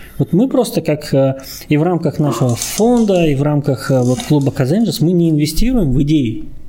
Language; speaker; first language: Russian; native; Russian